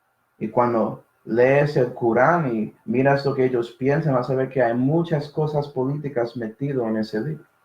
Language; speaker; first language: Spanish; early bilingual, heritage; Spanish